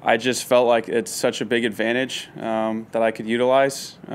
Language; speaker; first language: English; native; English